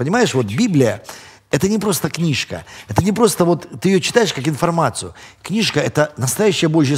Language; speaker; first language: Russian; native; Russian